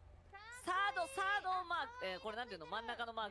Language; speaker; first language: Japanese; native; Japanese